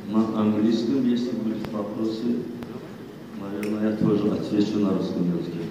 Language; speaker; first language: Russian; non-native, local second language; Azerbaijani